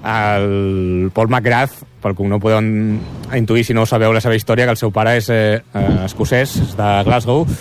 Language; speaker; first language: Catalan; native; Catalan